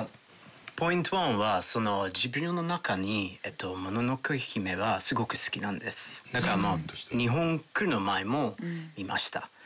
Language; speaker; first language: Japanese; non-native, learner; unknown